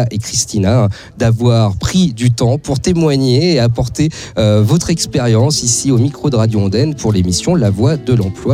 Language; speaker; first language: French; native; French